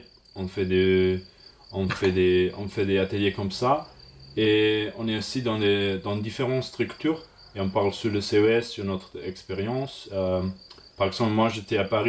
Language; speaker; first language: French; non-native, learner; German